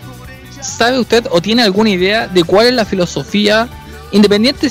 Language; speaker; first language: Spanish; native; Spanish